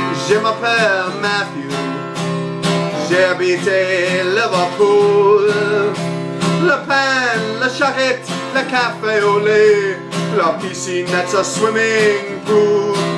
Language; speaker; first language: French; non-native, learner; English